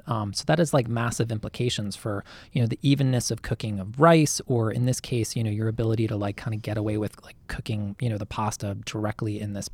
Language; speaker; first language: English; native; English